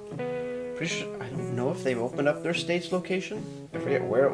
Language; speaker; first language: English; native; English